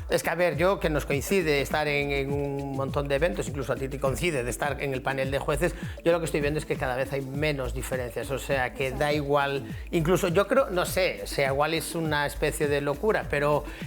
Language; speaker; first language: Spanish; native; Spanish